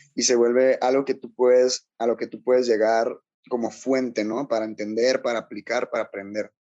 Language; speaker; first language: Spanish; native; Spanish